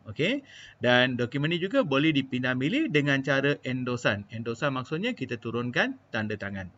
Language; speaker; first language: Malay; non-native, local second language; Malayalam